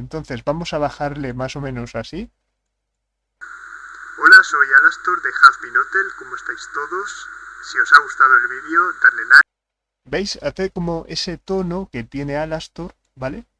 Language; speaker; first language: Spanish; native; Spanish